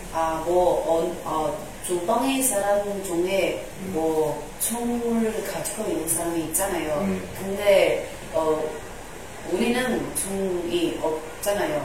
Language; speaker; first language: Korean; non-native, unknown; Chinese